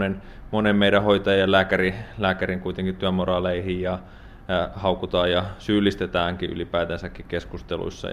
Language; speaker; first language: Finnish; native; Finnish